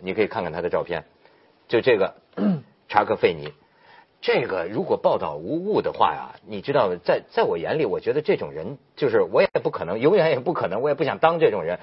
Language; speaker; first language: Chinese; native; Chinese